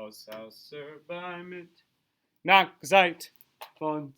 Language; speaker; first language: German; non-native, fluent; English